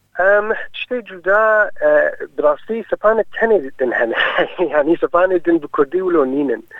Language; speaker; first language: Kurdish; early bilingual, heritage; Kurdish